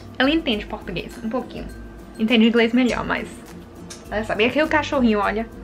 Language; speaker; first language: Portuguese; early bilingual, heritage; Portuguese